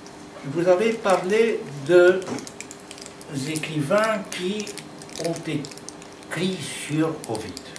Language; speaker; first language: French; non-native, fluent; Romanian